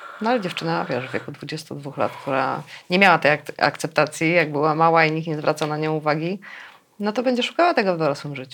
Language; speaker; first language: Polish; native; Polish